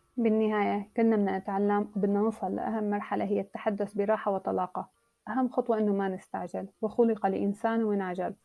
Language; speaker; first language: Arabic; native; Arabic